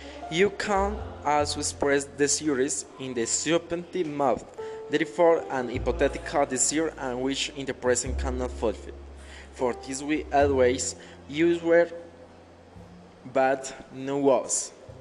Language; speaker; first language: English; non-native, learner; Spanish